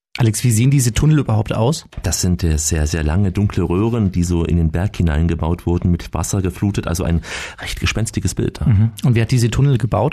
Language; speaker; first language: German; native; German